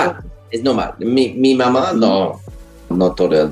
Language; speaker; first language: Spanish; non-native, learner; English